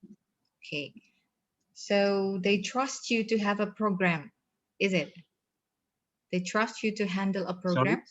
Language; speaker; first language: English; non-native, fluent; Indonesian